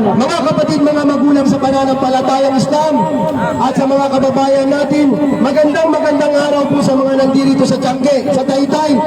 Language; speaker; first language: Filipino; native; Filipino